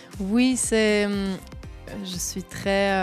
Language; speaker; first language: French; non-native, local second language; German